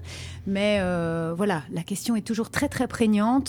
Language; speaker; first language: French; native; French